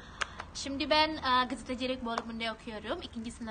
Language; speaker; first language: Turkish; non-native, learner; Indonesian